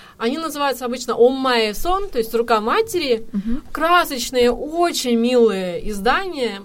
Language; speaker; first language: Russian; native; Russian